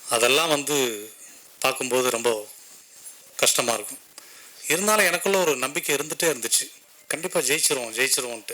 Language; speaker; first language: Tamil; native; Tamil